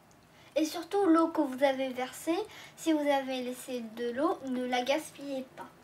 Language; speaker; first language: French; non-native, local second language; Arabic